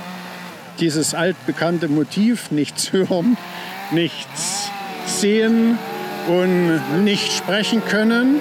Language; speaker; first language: German; native; German